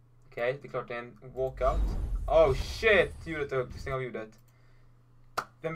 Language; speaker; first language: Swedish; native; Swedish